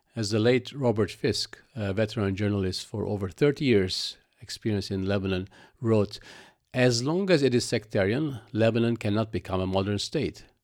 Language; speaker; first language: English; non-native, fluent; Arabic